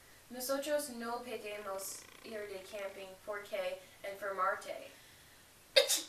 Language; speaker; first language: Spanish; non-native, learner; English